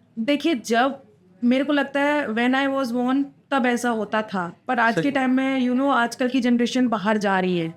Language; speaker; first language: Hindi; native; Hindi